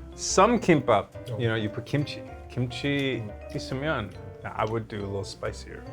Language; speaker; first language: English; early bilingual, other home language; Korean